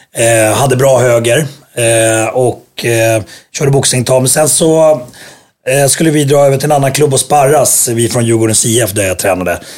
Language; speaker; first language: Swedish; early bilingual, other home language; Finnish